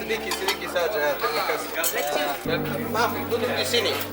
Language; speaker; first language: Indonesian; non-native, learner; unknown